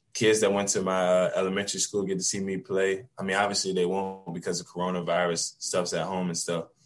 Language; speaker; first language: English; native; English